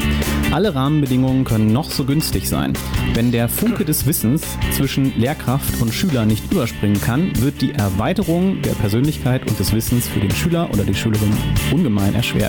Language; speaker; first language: German; native; German